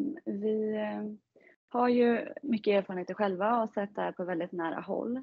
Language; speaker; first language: Swedish; native; Swedish